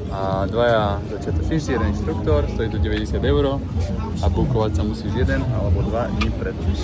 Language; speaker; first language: Slovak; native; Slovak